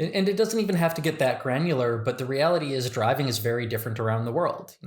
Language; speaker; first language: English; native; English